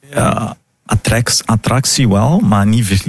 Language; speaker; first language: Dutch; non-native, fluent; Portuguese